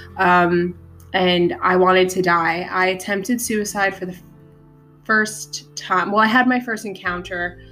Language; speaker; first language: English; native; English